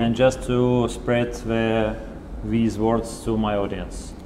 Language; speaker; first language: English; non-native, fluent; Russian